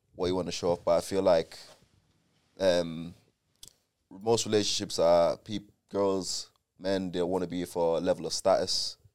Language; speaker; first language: English; native; English